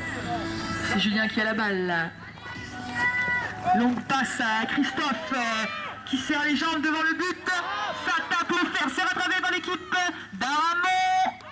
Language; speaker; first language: French; native; French